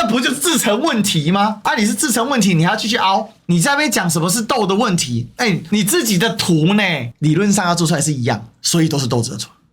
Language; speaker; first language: Chinese; native; Chinese